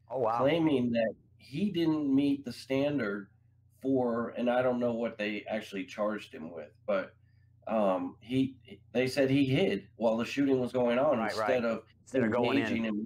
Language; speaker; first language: English; native; English